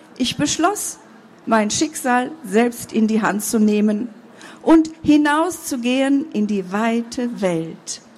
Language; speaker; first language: German; early bilingual, other home language; Kurdish